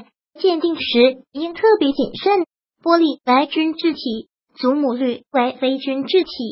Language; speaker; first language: Chinese; native; Chinese